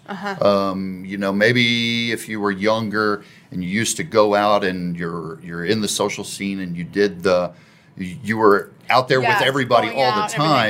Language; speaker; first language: English; native; English